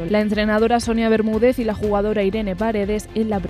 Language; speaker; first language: Spanish; native; Spanish